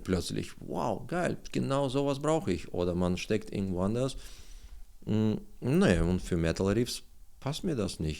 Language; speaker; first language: German; non-native, learner; Russian